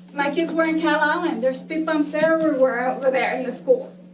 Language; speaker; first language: English; non-native, fluent; Spanish